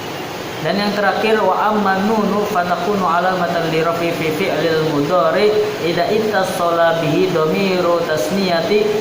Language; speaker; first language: Arabic; non-native, learner; Indonesian